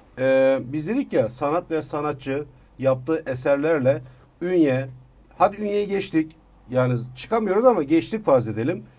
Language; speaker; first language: Turkish; native; Turkish